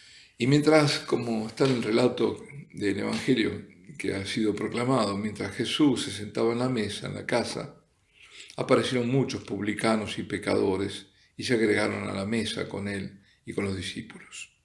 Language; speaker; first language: Spanish; native; Spanish